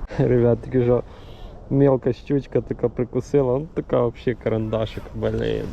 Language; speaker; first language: Ukrainian; native; Ukrainian